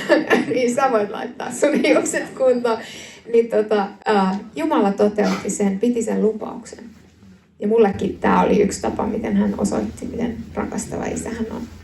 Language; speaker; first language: Finnish; native; Finnish